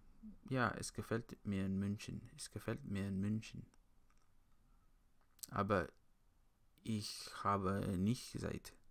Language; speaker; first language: German; non-native, learner; English